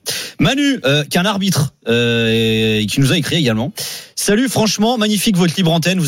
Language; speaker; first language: French; native; French